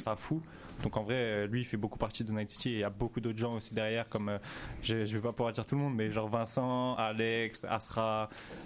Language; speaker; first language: French; native; French